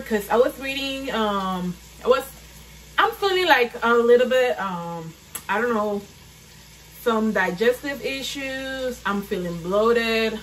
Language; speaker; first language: English; non-native, fluent; Spanish